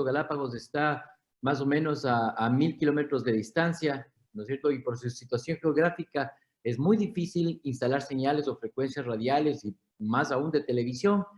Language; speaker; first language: Spanish; native; Spanish